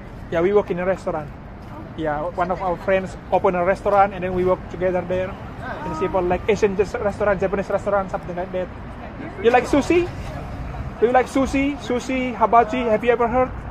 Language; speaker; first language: English; non-native, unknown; Indonesian